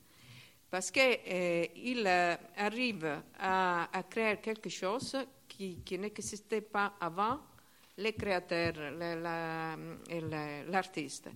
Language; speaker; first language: French; non-native, learner; Italian